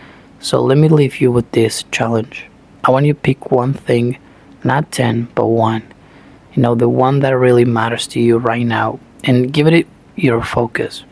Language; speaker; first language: English; non-native, fluent; Spanish